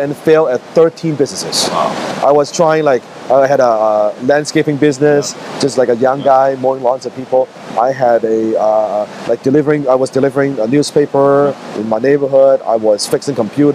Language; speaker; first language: English; non-native, local second language; Cantonese